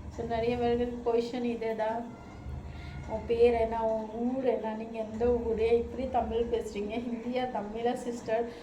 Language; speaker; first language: Tamil; non-native, learner; Hindi